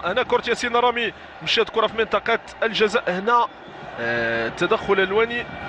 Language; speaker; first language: Arabic; native; Arabic